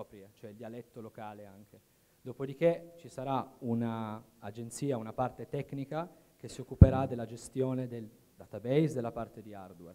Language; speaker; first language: Italian; native; Italian